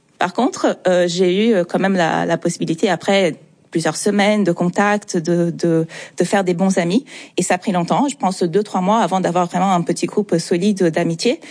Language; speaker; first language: French; non-native, fluent; Portuguese